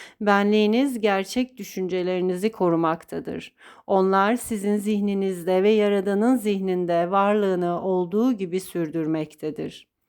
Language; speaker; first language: Turkish; native; Turkish